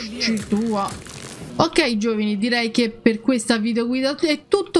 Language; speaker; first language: Italian; native; Italian